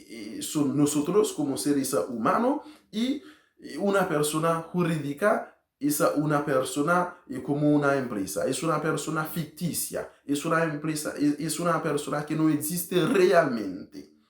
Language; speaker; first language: Spanish; non-native, learner; Haitian Creole